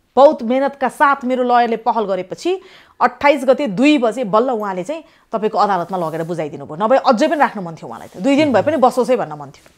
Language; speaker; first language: Nepali; native; Nepali